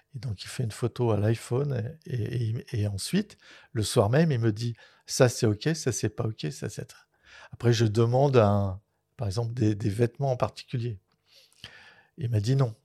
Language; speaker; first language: French; native; French